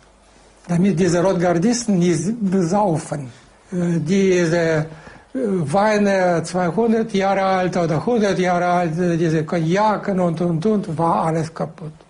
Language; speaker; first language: German; non-native, fluent; Russian